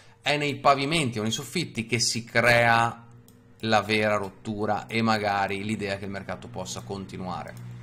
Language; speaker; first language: Italian; native; Italian